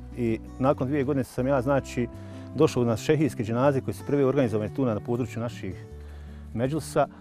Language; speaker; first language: Serbian; native; Serbian